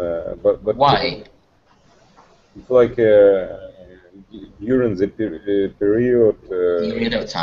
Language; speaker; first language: English; non-native, fluent; Russian